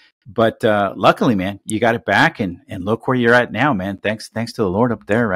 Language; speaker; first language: English; early bilingual, other home language; Spanish